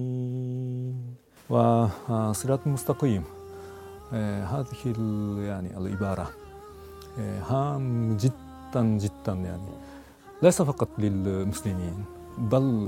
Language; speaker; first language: Arabic; non-native, fluent; Japanese